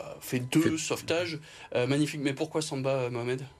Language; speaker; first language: French; native; French